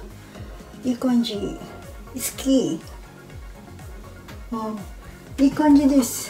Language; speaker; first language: Japanese; non-native, fluent; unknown